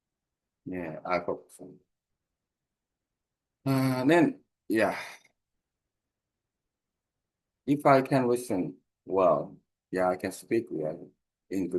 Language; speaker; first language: English; non-native, learner; Korean